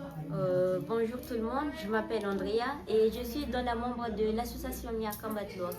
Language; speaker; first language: French; non-native, learner; Malagasy